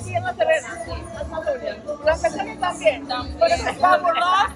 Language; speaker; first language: Spanish; non-native, learner; English